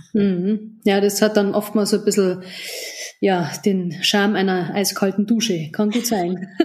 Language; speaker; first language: German; native; German